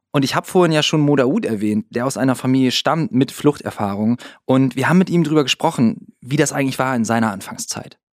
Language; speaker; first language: German; native; German